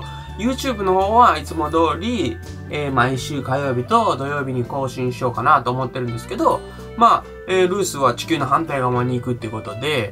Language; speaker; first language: Japanese; native; Japanese